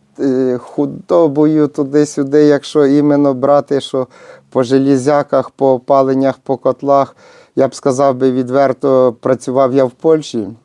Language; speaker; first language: Ukrainian; native; Ukrainian